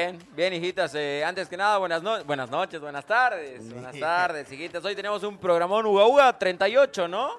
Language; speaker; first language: Spanish; native; Spanish